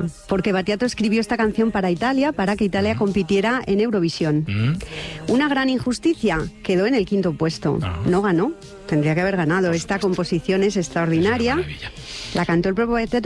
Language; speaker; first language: Spanish; native; Spanish